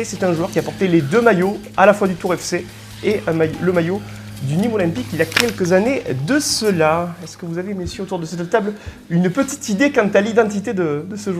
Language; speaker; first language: French; native; French